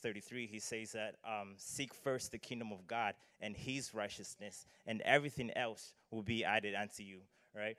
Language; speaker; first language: English; non-native, local second language; Nyanja